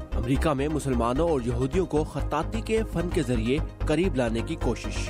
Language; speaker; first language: Urdu; native; Urdu